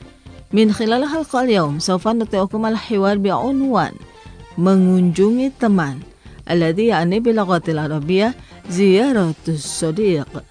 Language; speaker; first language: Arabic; non-native, fluent; Indonesian